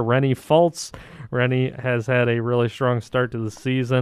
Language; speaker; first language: English; native; English